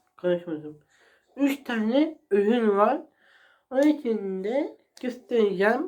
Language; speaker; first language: Turkish; non-native, learner; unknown